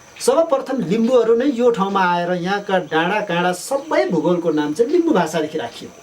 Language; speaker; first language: Nepali; non-native, local second language; Limbu